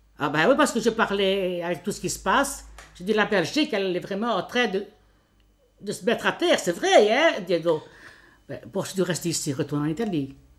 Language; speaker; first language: French; early bilingual, other home language; Italian